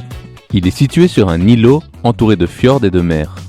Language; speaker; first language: French; native; French